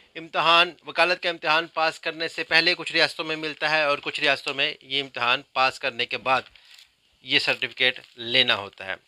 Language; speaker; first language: Urdu; native; Urdu